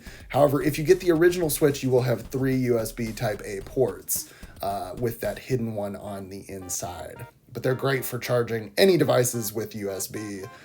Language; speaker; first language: English; native; English